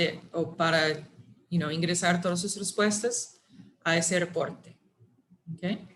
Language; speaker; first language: Spanish; non-native, fluent; English